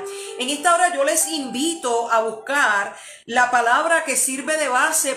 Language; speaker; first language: Spanish; native; Spanish